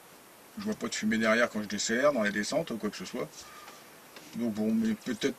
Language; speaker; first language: French; native; French